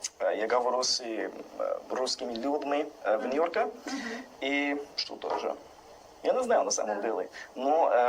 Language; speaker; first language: Russian; non-native, learner; English